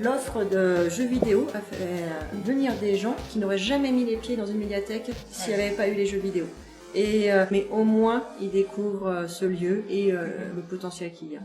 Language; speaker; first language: French; native; French